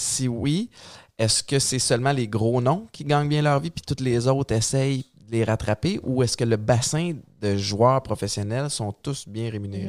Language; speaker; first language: French; native; French